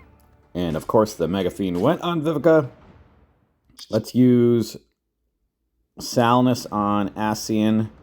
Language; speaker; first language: English; native; English